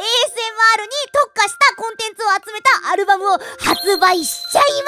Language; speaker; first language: Japanese; native; Japanese